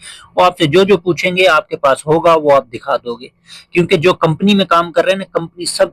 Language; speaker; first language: Urdu; native; Urdu